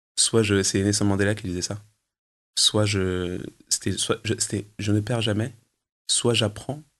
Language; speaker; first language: French; early bilingual, other home language; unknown